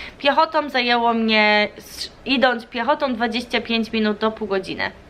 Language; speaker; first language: Polish; early bilingual, heritage; Polish